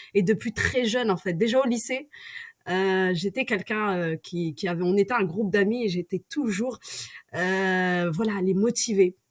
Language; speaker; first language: French; early bilingual, other home language; Arabic